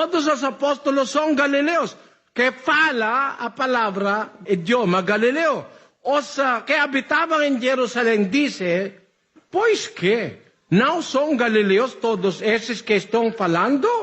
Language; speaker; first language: Portuguese; non-native, learner; Filipino